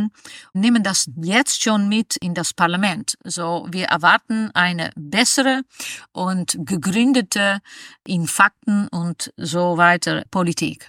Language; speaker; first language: German; non-native, fluent; Dutch